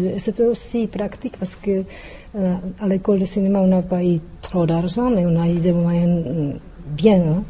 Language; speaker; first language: French; non-native, fluent; Czech